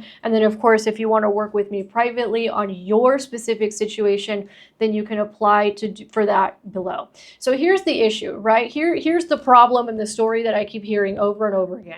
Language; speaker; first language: English; native; English